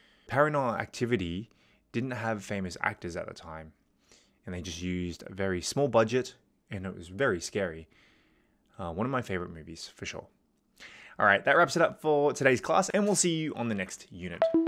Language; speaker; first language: English; native; English